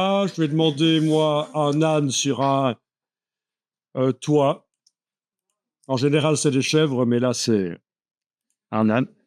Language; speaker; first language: French; native; French